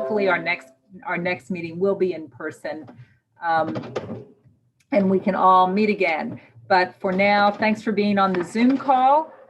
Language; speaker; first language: English; native; English